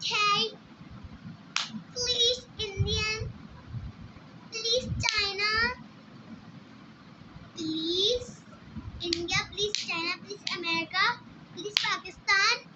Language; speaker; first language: English; non-native, learner; Urdu